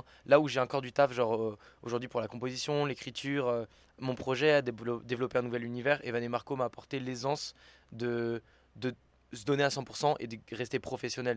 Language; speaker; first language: French; native; French